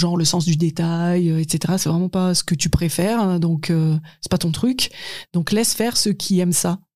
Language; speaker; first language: French; native; French